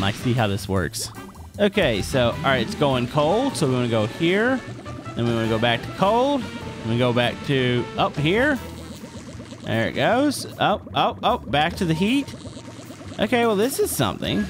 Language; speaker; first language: English; native; English